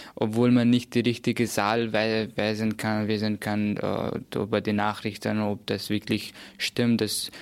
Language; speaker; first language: German; non-native, fluent; Persian